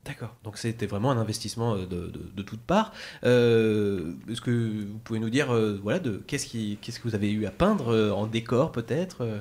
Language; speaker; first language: French; native; French